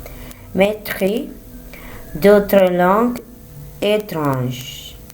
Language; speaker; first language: French; non-native, learner; Spanish